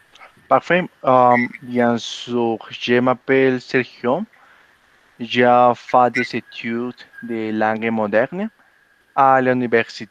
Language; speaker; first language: French; non-native, learner; Spanish